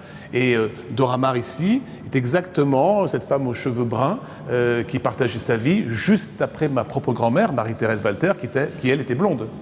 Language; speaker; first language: French; native; French